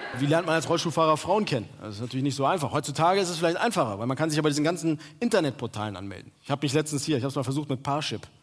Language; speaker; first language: German; early bilingual, other home language; Turkish